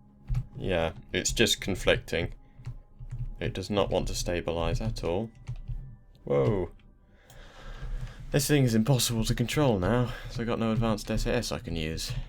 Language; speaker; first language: English; native; English